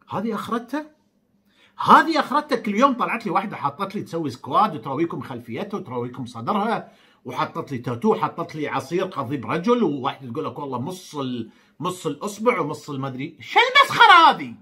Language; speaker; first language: Arabic; native; Arabic